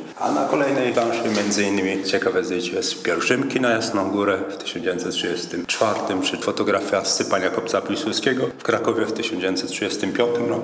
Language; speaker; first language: Polish; native; Polish